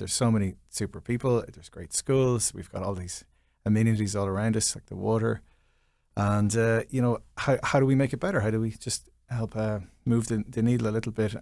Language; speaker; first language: English; native; English